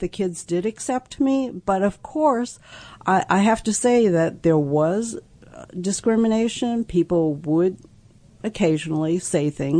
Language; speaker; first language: English; early bilingual, other home language; Cantonese